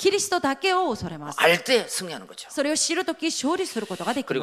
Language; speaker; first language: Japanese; non-native, fluent; Korean